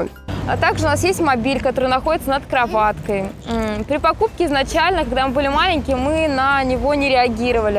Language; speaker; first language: Russian; native; Russian